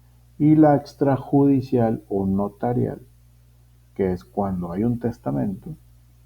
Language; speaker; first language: Spanish; native; Spanish